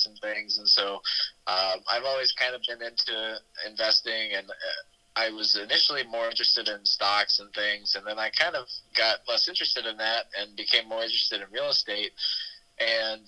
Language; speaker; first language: English; native; English